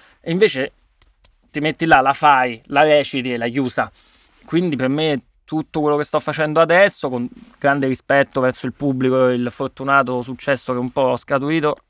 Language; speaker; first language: Italian; native; Italian